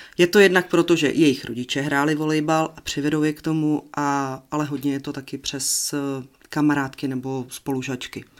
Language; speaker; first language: Czech; native; Czech